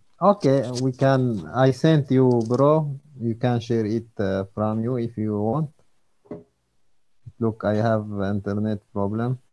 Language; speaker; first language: English; non-native, learner; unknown